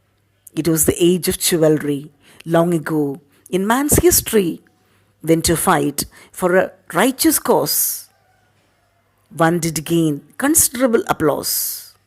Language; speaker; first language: English; non-native, local second language; Tamil